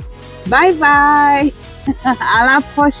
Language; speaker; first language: French; non-native, learner; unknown